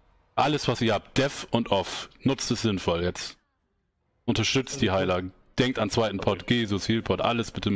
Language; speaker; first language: German; native; German